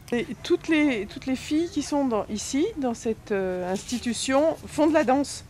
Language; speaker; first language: French; native; French